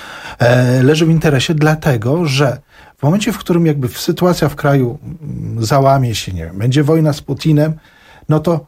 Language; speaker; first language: Polish; non-native, fluent; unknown